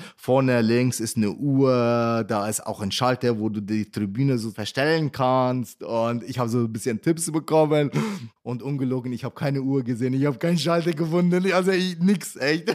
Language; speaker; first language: German; early bilingual, other home language; Arabic